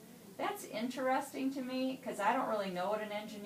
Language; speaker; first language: English; native; English